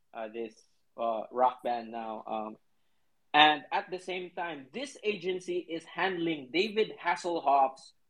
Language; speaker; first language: English; non-native, local second language; Cebuano